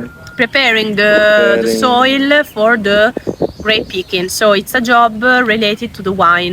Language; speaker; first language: English; non-native, fluent; Italian